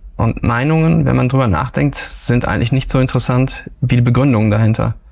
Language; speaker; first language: German; native; German